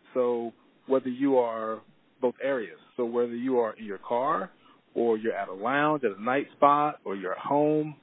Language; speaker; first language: English; native; English